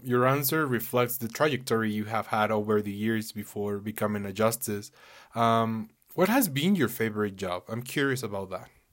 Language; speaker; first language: English; non-native, fluent; Spanish